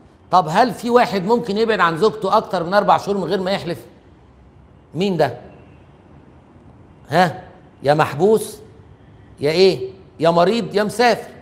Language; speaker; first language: Arabic; native; Arabic